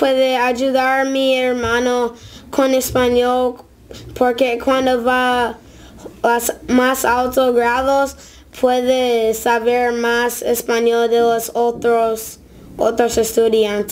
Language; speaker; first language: Spanish; non-native, learner; English